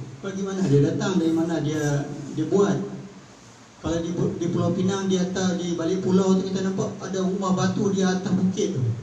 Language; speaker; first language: Malay; native; Malay